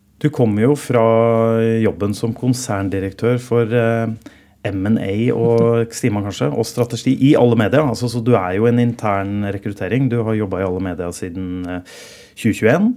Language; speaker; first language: Norwegian; native; Norwegian